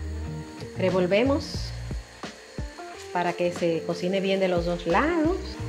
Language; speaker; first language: Spanish; native; Spanish